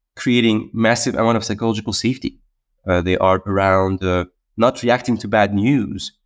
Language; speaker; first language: English; non-native, fluent; Arabic